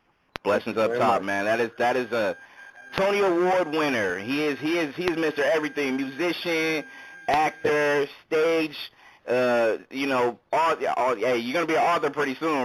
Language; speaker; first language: English; native; English